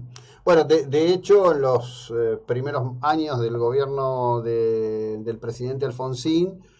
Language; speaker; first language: Spanish; native; Spanish